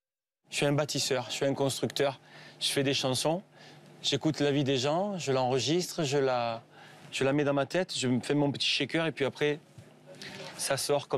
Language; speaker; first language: French; native; French